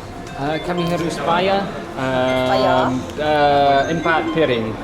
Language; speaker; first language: Indonesian; non-native, learner; English